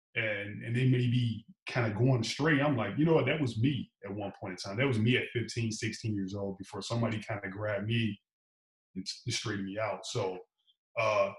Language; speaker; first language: English; native; English